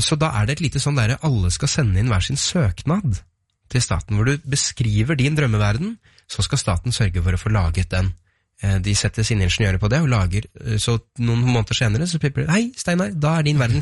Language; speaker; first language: Norwegian; native; Norwegian